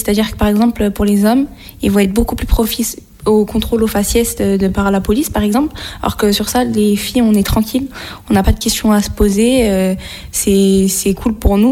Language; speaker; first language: French; native; French